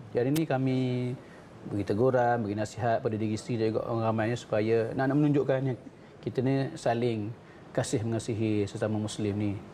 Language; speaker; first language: Malay; native; Malay